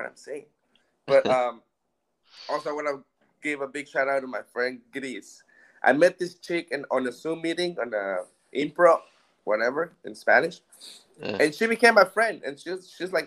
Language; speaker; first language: English; non-native, fluent; Spanish